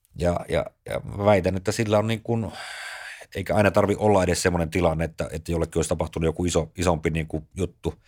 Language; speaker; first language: Finnish; native; Finnish